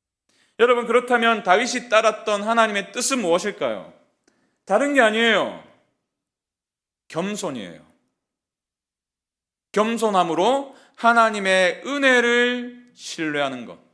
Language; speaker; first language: Korean; native; Korean